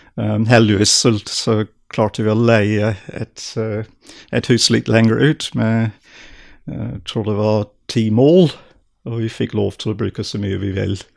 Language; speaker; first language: Norwegian; non-native, fluent; English